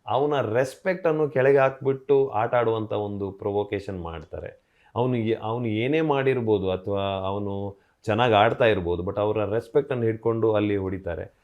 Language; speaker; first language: Kannada; non-native, local second language; Tulu